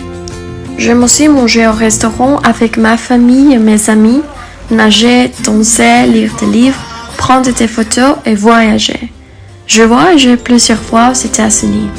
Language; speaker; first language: French; non-native, learner; Spanish